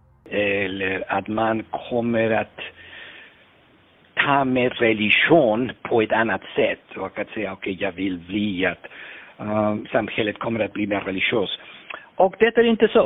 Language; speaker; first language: Swedish; non-native, fluent; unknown